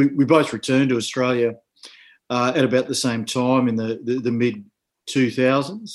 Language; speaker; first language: English; native; English